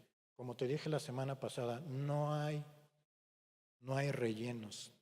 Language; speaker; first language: Spanish; native; Spanish